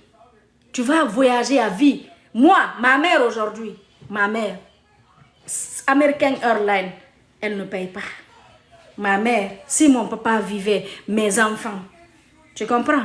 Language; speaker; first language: French; non-native, local second language; Mandingo